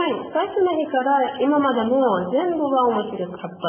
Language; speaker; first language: Japanese; non-native, learner; Persian